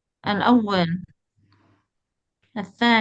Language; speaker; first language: Arabic; non-native, learner; Indonesian